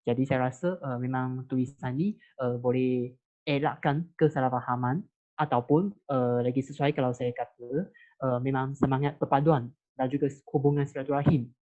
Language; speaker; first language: Malay; non-native, local second language; Chinese